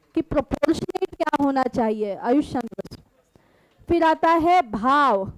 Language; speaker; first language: Hindi; non-native, local second language; Marathi